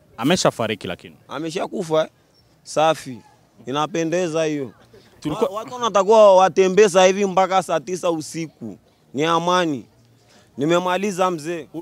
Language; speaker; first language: Swahili; native; Swahili